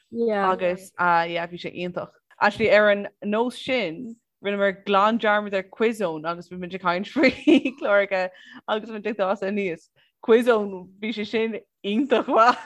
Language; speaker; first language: Irish; non-native, local second language; English